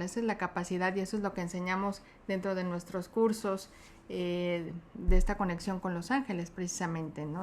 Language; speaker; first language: Spanish; native; Spanish